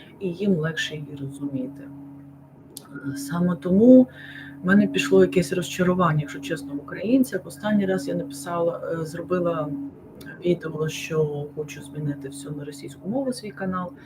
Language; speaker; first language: Ukrainian; non-native, local second language; Russian